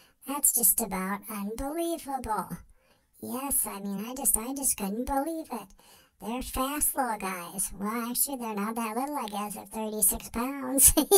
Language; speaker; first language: English; native; English